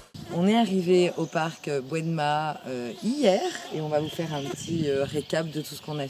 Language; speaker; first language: French; native; French